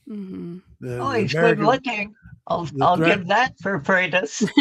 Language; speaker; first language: English; native; English